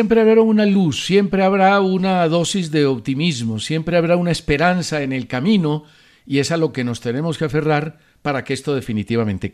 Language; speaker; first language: Spanish; native; Spanish